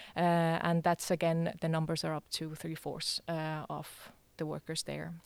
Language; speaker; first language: English; non-native, fluent; Estonian